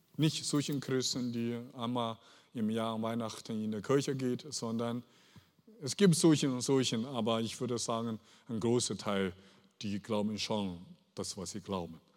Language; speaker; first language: German; non-native, fluent; Chinese